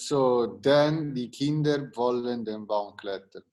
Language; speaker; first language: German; non-native, learner; English